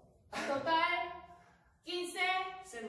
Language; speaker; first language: Spanish; non-native, learner; Korean